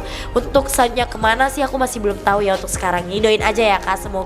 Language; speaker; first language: Indonesian; native; Indonesian